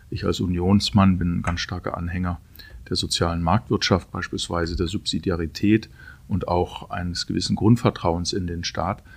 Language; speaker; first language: German; native; German